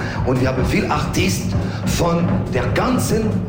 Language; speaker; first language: German; non-native, learner; French